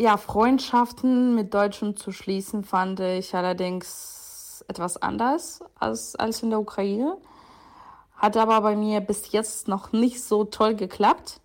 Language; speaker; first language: German; non-native, fluent; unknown